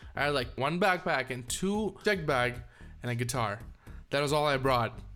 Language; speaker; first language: English; non-native, local second language; Tamil